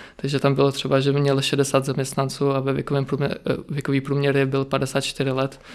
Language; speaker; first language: Czech; early bilingual, other home language; Ukrainian